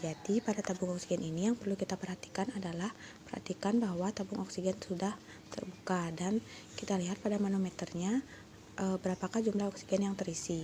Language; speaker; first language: Indonesian; native; Indonesian